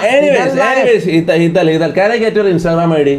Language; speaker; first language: English; non-native, local second language; Malayalam